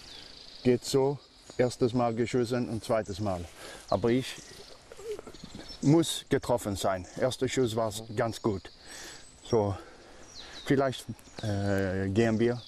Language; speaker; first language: German; non-native, learner; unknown